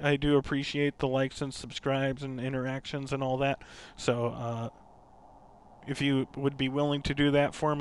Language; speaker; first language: English; native; English